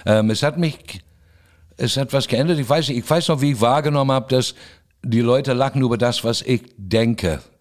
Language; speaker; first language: German; non-native, fluent; English